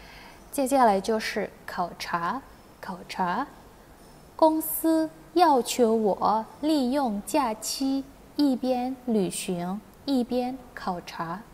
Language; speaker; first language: Chinese; non-native, fluent; Indonesian